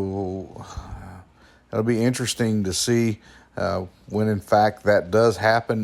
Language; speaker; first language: English; native; English